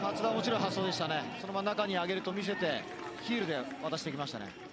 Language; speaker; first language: Japanese; native; Japanese